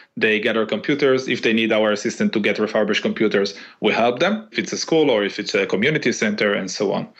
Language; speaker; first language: English; non-native, fluent; Hebrew